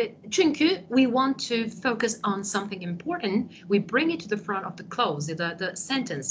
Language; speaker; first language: English; non-native, fluent; Turkish